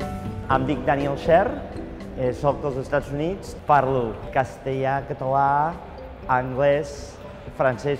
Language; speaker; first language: Catalan; non-native, fluent; English